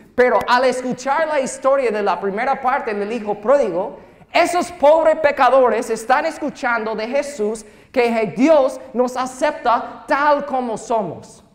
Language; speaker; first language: Spanish; non-native, fluent; English